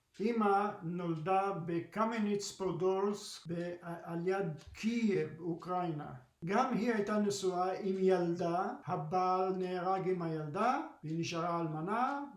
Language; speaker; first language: Hebrew; early bilingual, other home language; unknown